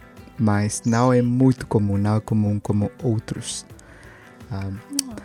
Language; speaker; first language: Portuguese; non-native, learner; Spanish